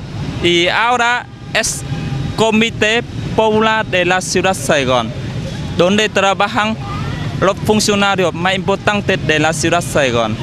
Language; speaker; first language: Spanish; non-native, learner; Vietnamese